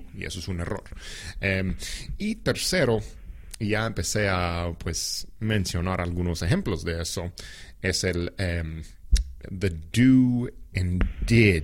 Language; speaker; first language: Spanish; non-native, fluent; English